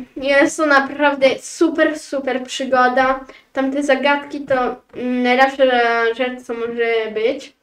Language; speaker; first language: Polish; early bilingual, heritage; Polish